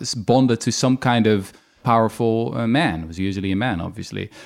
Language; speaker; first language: English; non-native, fluent; Dutch